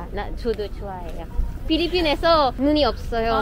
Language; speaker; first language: Korean; non-native, learner; Filipino